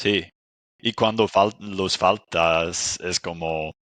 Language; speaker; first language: Spanish; non-native, fluent; English